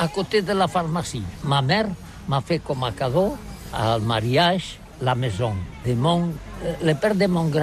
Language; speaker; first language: French; non-native, learner; Catalan